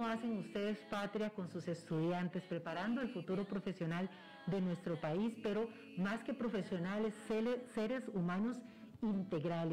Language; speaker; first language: Spanish; native; Spanish